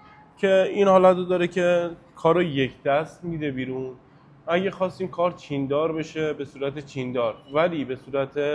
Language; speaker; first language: Persian; native; Persian